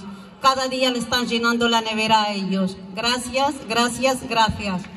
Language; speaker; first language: Spanish; non-native, fluent; Arabic